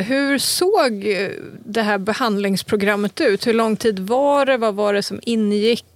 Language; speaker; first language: Swedish; native; Swedish